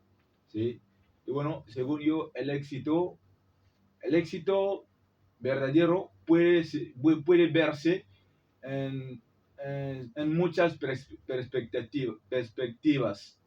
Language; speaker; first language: Spanish; non-native, learner; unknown